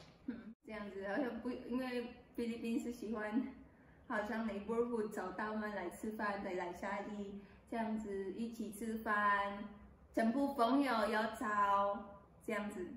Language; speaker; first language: Chinese; non-native, learner; Filipino